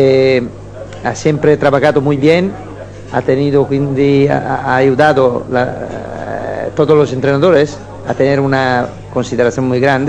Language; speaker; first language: Spanish; non-native, fluent; Italian